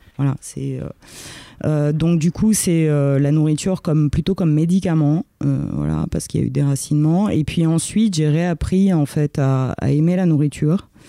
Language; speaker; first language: French; early bilingual, other home language; Romanian